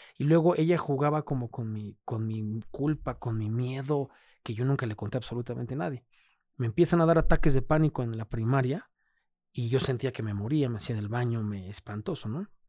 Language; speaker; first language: Spanish; native; Spanish